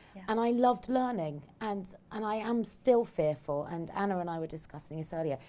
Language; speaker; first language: English; native; English